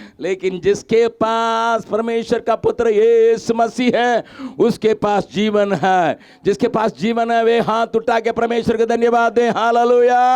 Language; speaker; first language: Hindi; non-native, local second language; Tamil